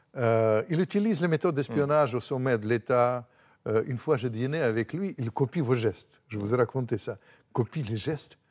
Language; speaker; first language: French; non-native, fluent; Russian